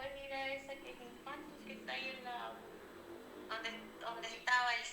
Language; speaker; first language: Spanish; native; Spanish